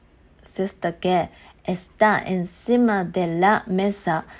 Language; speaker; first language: Spanish; non-native, learner; Japanese